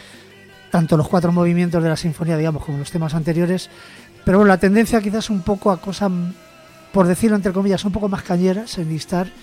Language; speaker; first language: Spanish; native; Spanish